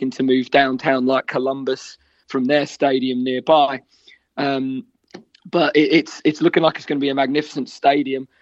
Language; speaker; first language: English; native; English